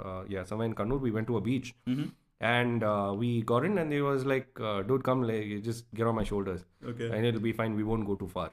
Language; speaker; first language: English; non-native, local second language; Tamil